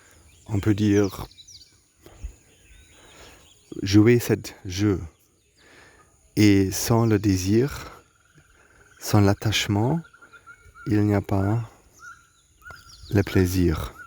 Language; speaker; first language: French; non-native, learner; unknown